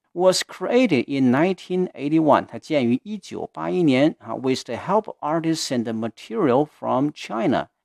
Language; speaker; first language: English; non-native, fluent; Chinese